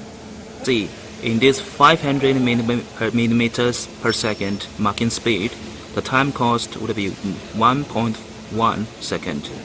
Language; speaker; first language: English; non-native, learner; Chinese